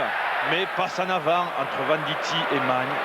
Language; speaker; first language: French; native; French